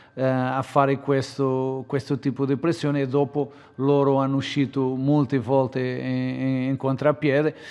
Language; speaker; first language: Italian; non-native, fluent; Portuguese